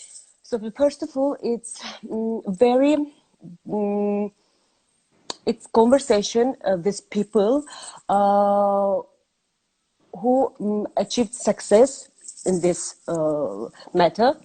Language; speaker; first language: English; non-native, learner; Azerbaijani